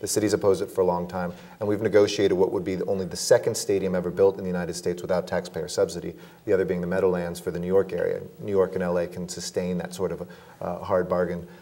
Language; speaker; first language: English; native; English